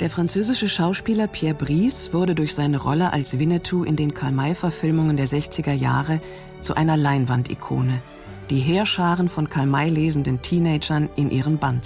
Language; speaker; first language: German; native; German